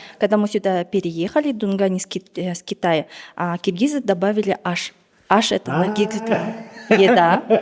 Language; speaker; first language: Russian; non-native, local second language; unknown